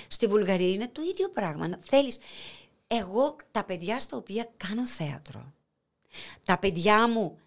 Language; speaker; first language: Greek; non-native, fluent; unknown